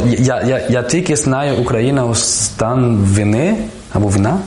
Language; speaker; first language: Ukrainian; non-native, learner; German